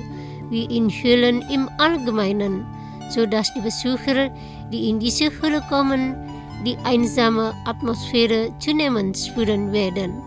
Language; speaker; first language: German; non-native, fluent; Indonesian